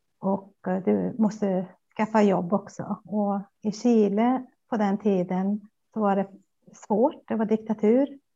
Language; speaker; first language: Swedish; early bilingual, other home language; Spanish